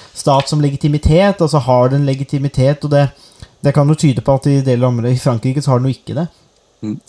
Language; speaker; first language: Norwegian; native; Norwegian